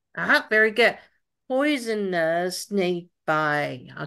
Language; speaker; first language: English; non-native, fluent; Chinese